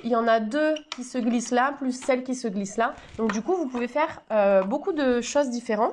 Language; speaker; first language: French; native; French